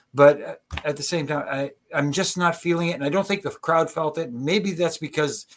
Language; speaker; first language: English; native; English